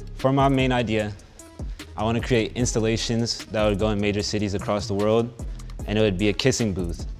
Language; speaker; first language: English; native; English